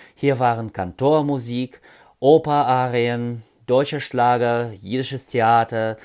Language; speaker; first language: German; non-native, fluent; Russian